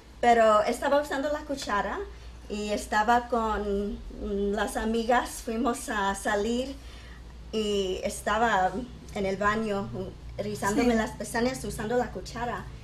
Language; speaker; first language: Spanish; early bilingual, heritage; English